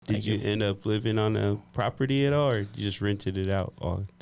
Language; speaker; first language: English; native; English